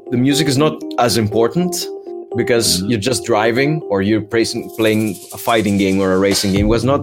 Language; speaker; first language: English; non-native, fluent; Greek